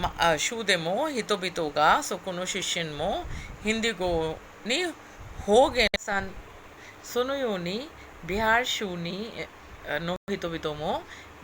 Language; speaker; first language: Japanese; non-native, fluent; Hindi